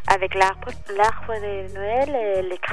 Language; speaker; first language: French; non-native, learner; Spanish